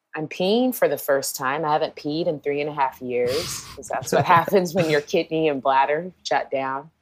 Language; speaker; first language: English; native; English